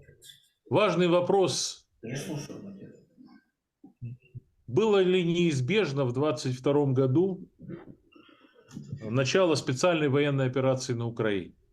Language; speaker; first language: Russian; native; Russian